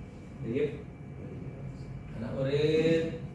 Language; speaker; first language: Arabic; non-native, learner; Indonesian